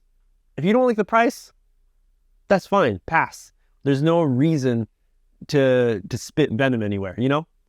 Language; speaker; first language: English; native; English